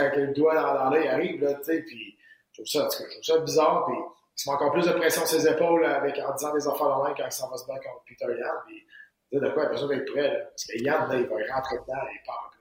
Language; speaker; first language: French; native; French